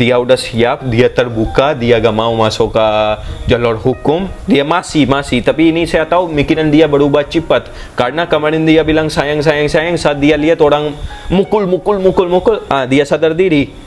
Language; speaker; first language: Indonesian; non-native, fluent; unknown